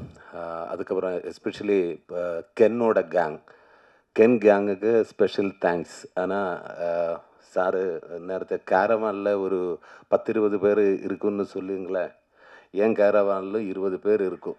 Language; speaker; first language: Tamil; non-native, learner; Malayalam